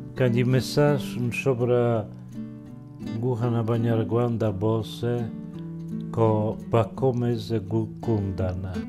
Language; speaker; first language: Kinyarwanda; non-native, fluent; Polish